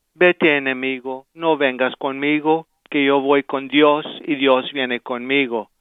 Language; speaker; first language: Spanish; early bilingual, heritage; Spanish